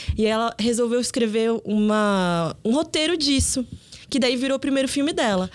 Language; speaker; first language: Portuguese; early bilingual, other home language; Korean